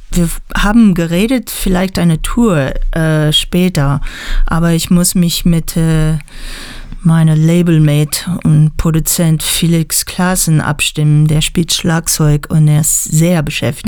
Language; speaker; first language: German; non-native, learner; English